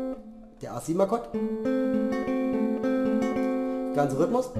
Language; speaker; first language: German; native; German